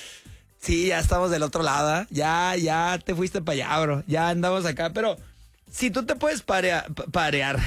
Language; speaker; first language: Spanish; native; Spanish